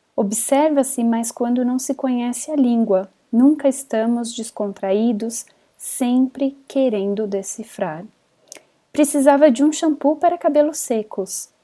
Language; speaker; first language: Portuguese; native; Portuguese